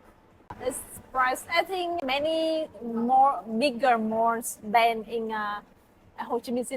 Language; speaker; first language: English; non-native, learner; Vietnamese